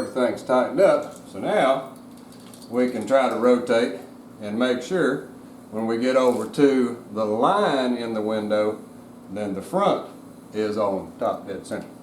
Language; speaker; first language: English; native; English